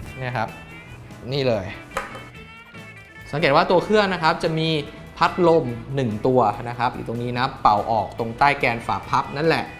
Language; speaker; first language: Thai; native; Thai